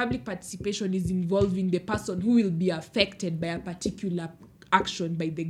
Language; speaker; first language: English; non-native, local second language; Luo (Kenya and Tanzania)